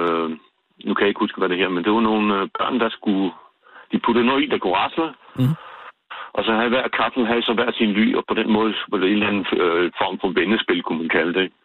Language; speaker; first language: Danish; native; Danish